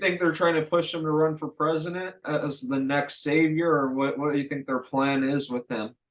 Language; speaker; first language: English; native; English